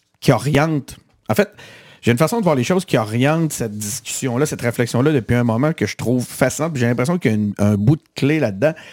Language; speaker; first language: French; native; French